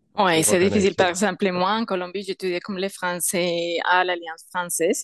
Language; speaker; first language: French; non-native, learner; Spanish